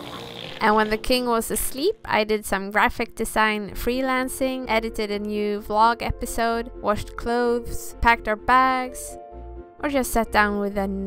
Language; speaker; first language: English; non-native, fluent; Swedish